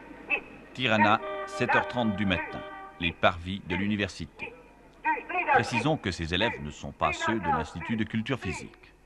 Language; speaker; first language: French; native; French